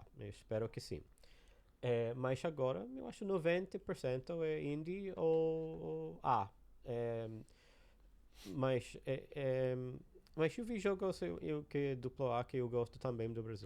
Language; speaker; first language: Portuguese; non-native, learner; English